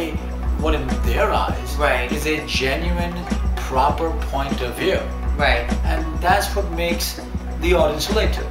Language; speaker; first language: English; native; English